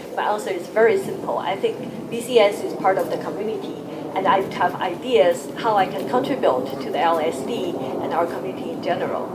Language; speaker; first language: English; non-native, fluent; Chinese